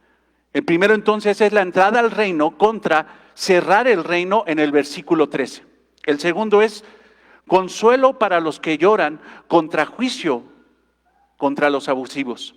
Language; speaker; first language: Spanish; native; Spanish